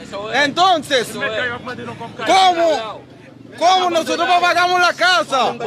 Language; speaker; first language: Spanish; non-native, learner; Haitian Creole